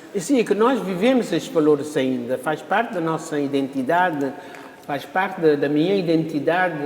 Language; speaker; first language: Portuguese; non-native, local second language; Kabuverdianu